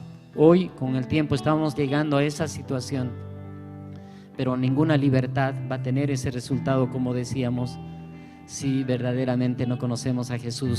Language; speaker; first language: Spanish; native; Spanish